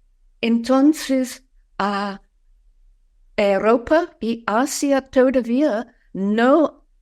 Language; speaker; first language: Spanish; non-native, fluent; English